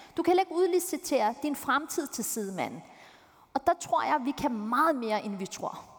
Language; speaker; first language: Danish; early bilingual, other home language; Turkish